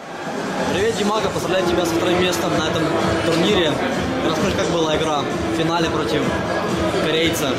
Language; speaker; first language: Russian; native; Russian